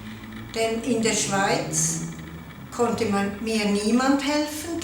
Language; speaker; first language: German; non-native, local second language; Italian